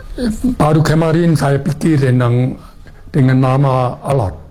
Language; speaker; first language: Indonesian; non-native, fluent; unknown